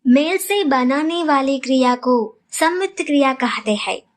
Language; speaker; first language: Hindi; non-native, local second language; Telugu